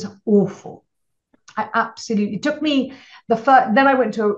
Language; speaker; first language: English; non-native, local second language; Punjabi